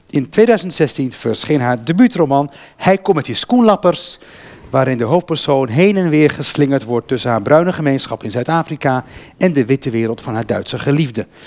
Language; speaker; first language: Dutch; early bilingual, other home language; Berber languages